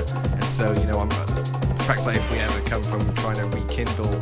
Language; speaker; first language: English; native; English